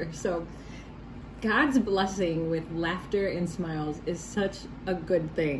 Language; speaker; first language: English; native; English